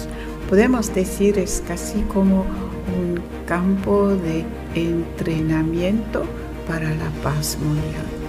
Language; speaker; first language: Spanish; non-native, fluent; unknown